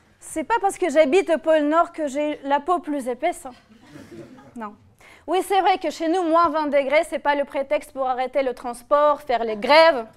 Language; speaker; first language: French; non-native, fluent; Russian